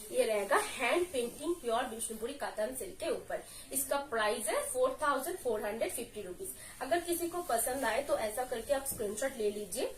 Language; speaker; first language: Hindi; non-native, local second language; Bangla